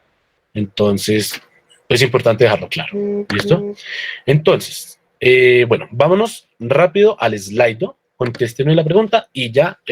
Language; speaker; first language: Spanish; native; Spanish